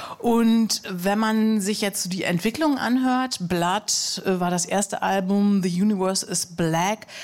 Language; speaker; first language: German; native; German